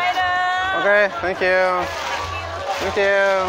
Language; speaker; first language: English; non-native, learner; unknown